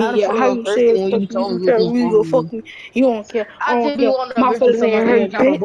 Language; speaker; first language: English; native; English